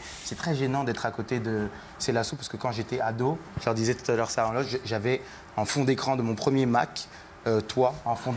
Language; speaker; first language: French; native; French